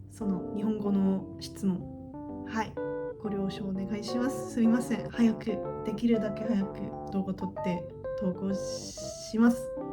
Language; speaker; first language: Japanese; non-native, learner; English